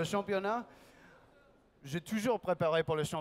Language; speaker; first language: French; non-native, learner; English